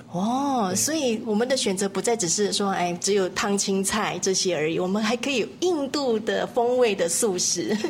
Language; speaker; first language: Chinese; native; Chinese